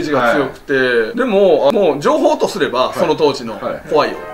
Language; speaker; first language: Japanese; native; Japanese